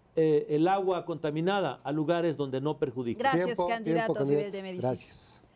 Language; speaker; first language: Spanish; native; Spanish